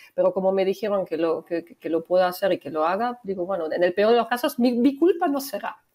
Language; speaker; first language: Spanish; non-native, fluent; German